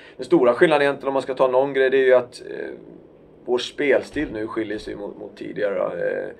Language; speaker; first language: Swedish; native; Swedish